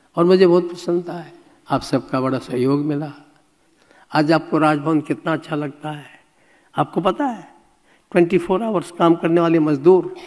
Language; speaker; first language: Hindi; native; Hindi